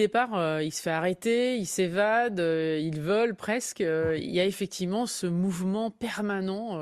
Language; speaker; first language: French; native; French